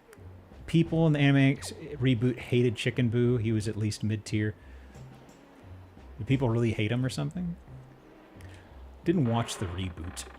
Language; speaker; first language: English; native; English